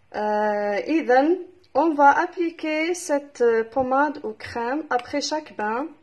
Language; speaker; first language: French; non-native, local second language; Arabic